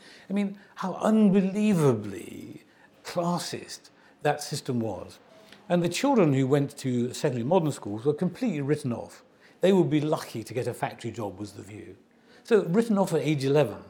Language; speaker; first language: English; native; English